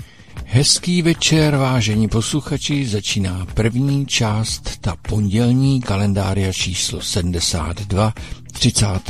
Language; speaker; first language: Czech; native; Czech